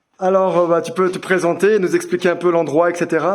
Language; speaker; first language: French; native; French